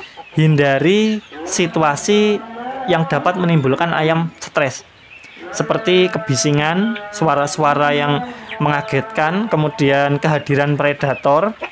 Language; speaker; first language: Indonesian; native; Indonesian